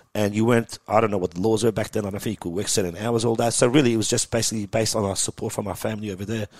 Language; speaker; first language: English; early bilingual, other home language; Persian